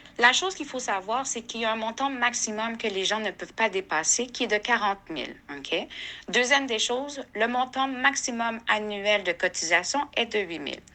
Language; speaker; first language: French; native; French